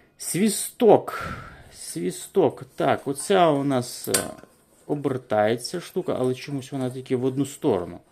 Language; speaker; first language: Ukrainian; non-native, local second language; Russian